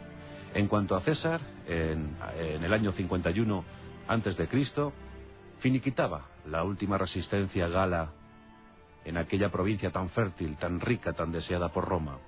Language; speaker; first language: Spanish; native; Spanish